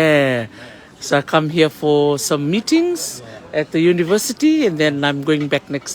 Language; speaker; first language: English; non-native, local second language; Fijian